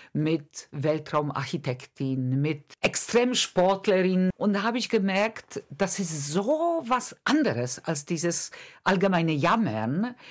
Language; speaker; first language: German; non-native, fluent; Polish